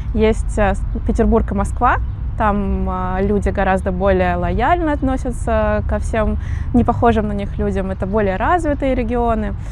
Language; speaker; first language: Russian; native; Russian